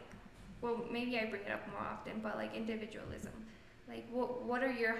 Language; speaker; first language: English; non-native, fluent; Spanish